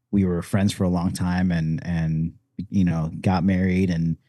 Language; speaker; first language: English; native; English